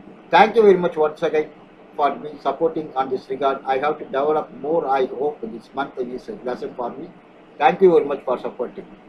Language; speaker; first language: English; non-native, local second language; Tamil